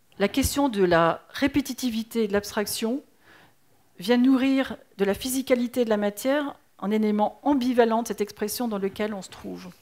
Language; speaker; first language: French; native; French